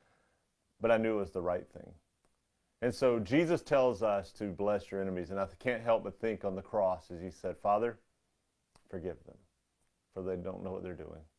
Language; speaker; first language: English; native; English